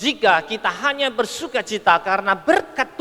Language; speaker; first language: Indonesian; native; Indonesian